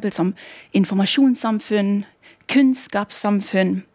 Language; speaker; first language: Norwegian; non-native, fluent; German